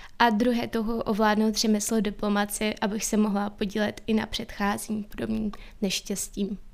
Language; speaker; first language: Czech; early bilingual, other home language; Ukrainian